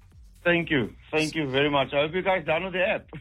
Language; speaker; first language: English; non-native, local second language; Afrikaans